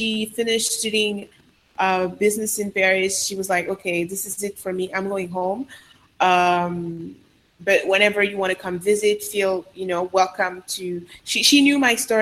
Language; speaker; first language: English; non-native, fluent; Sango